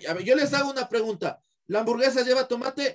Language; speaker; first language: Spanish; native; Spanish